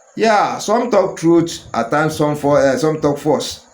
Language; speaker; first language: English; non-native, local second language; Yoruba